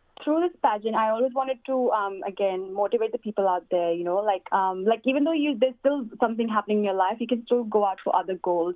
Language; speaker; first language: English; early bilingual, other home language; Hindi